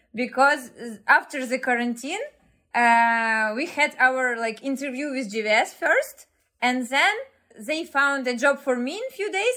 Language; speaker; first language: English; non-native, fluent; Ukrainian